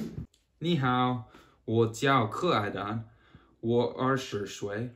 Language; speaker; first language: Chinese; non-native, learner; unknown